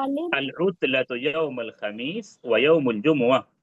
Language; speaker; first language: Arabic; non-native, fluent; Urdu